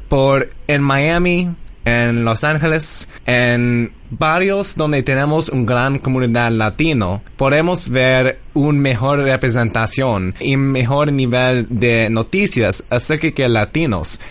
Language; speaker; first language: Spanish; early bilingual, heritage; English